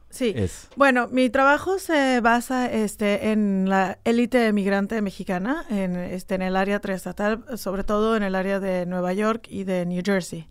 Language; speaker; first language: Spanish; native; Spanish